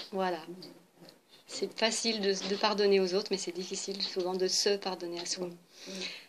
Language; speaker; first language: French; native; French